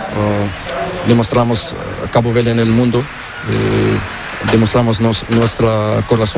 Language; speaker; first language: Spanish; non-native, learner; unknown